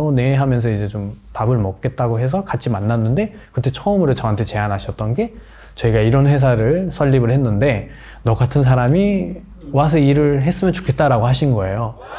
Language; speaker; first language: Korean; non-native, fluent; Nepali